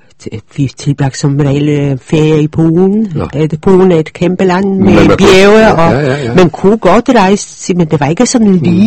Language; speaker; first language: Danish; early bilingual, other home language; Polish